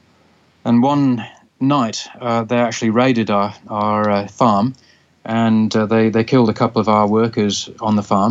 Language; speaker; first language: English; native; English